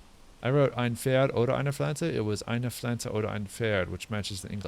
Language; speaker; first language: German; non-native, learner; English